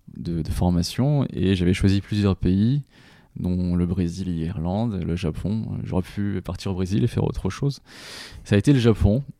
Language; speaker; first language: French; native; French